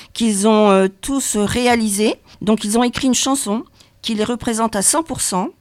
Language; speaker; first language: French; native; French